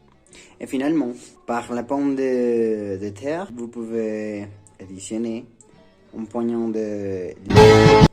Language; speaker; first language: French; non-native, learner; Spanish